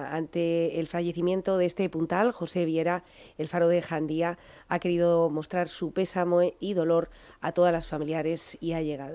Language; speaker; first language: Spanish; native; Spanish